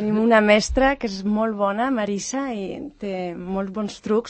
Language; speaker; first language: Catalan; non-native, local second language; French